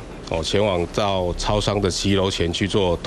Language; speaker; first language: Chinese; native; Chinese